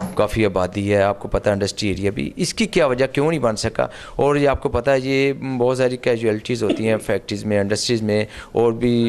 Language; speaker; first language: Urdu; non-native, local second language; Punjabi